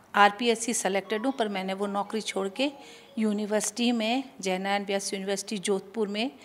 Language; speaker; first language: Hindi; native; Hindi